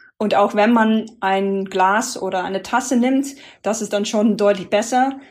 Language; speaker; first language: German; non-native, fluent; Dutch